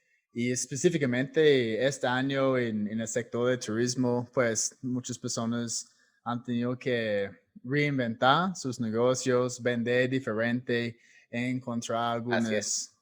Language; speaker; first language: Spanish; non-native, fluent; English